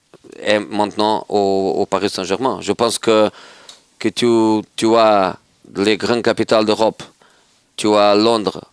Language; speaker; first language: French; non-native, fluent; Portuguese